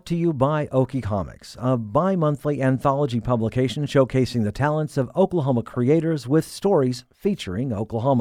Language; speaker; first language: English; native; English